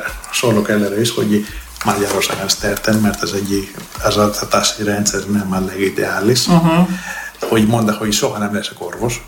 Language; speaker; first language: Hungarian; non-native, fluent; Greek